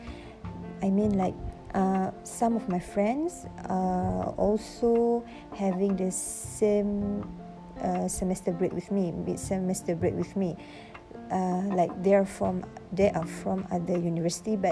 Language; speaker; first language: English; non-native, local second language; Malay